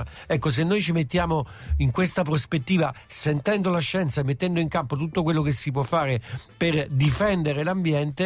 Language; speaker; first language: Italian; native; Italian